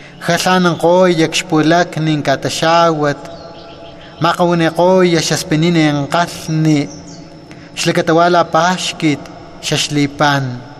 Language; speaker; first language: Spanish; non-native, local second language; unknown